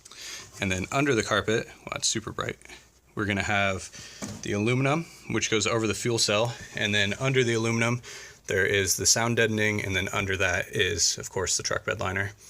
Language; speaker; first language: English; native; English